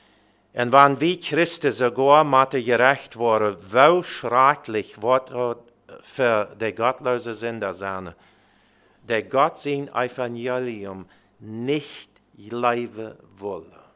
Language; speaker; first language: German; early bilingual, heritage; Plautdietsch